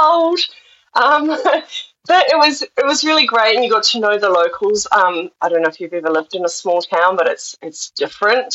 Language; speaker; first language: English; native; English